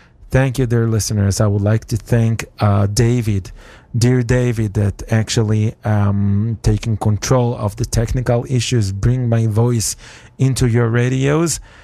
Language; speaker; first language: English; non-native, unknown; Hebrew